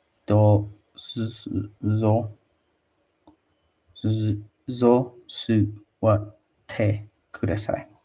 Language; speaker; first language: Japanese; non-native, learner; English